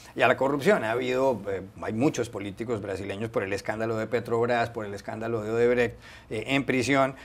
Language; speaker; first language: Spanish; native; Spanish